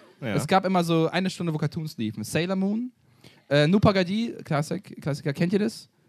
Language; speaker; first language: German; early bilingual, other home language; Russian